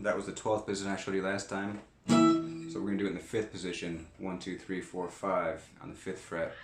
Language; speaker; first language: English; native; English